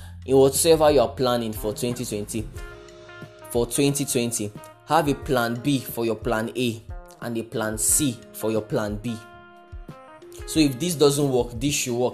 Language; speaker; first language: English; non-native, local second language; Igbo